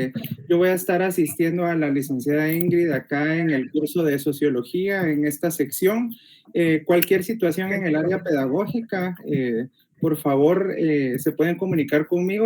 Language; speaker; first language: Spanish; native; Spanish